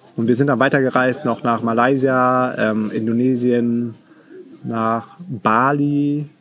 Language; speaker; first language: German; native; German